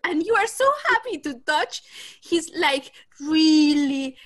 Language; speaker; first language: English; non-native, learner; Spanish